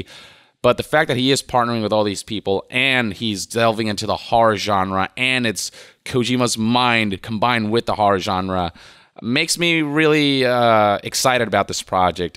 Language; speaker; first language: English; native; English